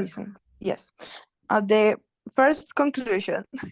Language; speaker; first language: English; non-native, learner; Spanish